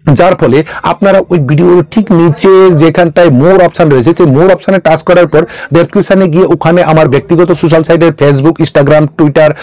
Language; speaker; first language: Bangla; non-native, local second language; Kok Borok